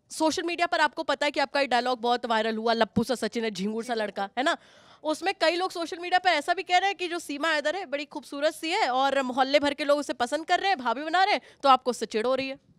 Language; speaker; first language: Hindi; native; Hindi